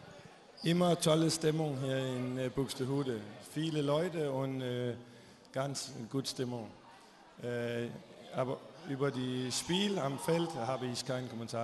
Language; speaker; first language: German; non-native, fluent; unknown